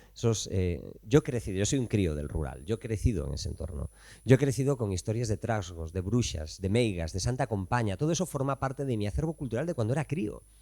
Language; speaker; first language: Spanish; native; Spanish